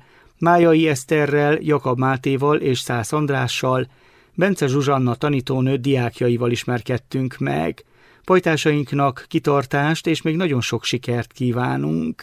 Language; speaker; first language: Hungarian; native; Hungarian